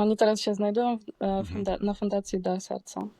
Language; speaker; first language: Polish; non-native, fluent; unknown